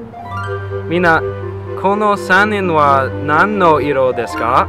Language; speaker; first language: Japanese; non-native, learner; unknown